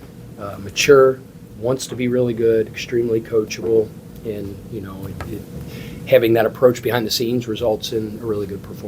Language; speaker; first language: English; native; English